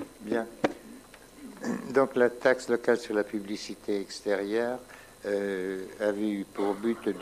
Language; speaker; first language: French; native; French